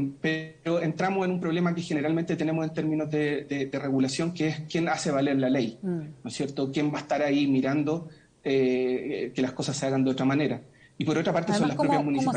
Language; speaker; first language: Spanish; native; Spanish